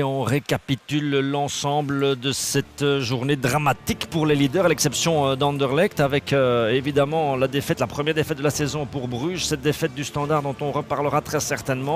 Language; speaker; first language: French; native; French